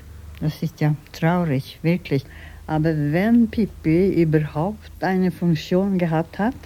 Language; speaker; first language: German; non-native, fluent; Swedish